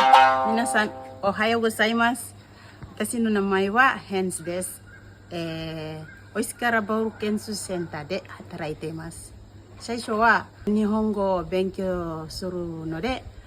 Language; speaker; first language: Japanese; non-native, learner; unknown